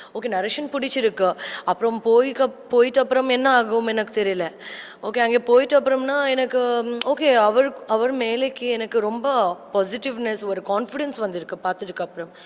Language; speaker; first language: Tamil; non-native, learner; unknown